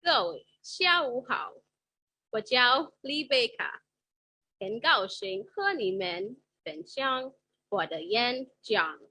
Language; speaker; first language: Chinese; non-native, learner; English